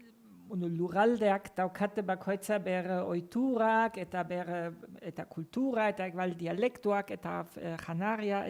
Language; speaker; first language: Basque; non-native, fluent; German